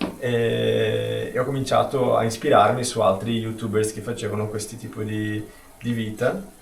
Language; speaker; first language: Italian; non-native, fluent; Portuguese